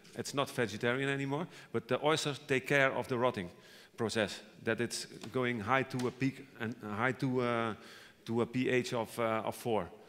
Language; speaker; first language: English; non-native, fluent; Dutch